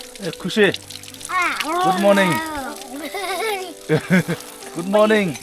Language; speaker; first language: Hindi; non-native, fluent; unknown